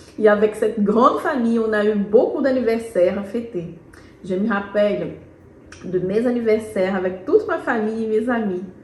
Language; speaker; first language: French; non-native, fluent; Portuguese